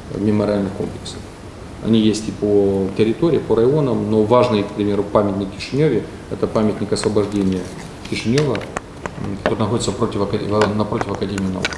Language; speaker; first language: Russian; non-native, local second language; Romanian